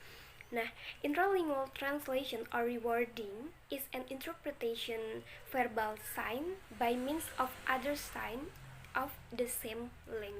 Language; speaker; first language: English; non-native, learner; Indonesian